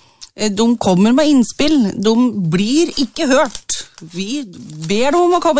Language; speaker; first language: Norwegian; native; Norwegian